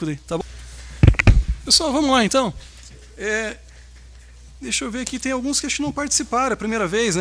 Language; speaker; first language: Portuguese; native; Portuguese